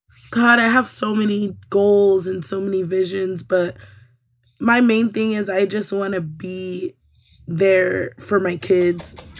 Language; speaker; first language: English; early bilingual, other home language; Spanish